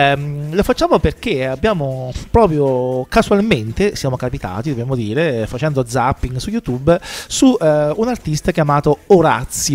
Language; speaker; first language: Italian; native; Italian